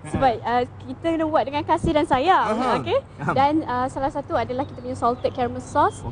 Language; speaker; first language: Malay; native; Malay